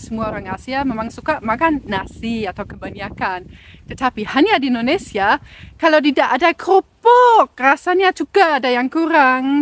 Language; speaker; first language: Indonesian; non-native, fluent; German